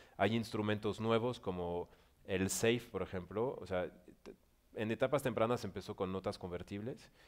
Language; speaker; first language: Spanish; non-native, fluent; French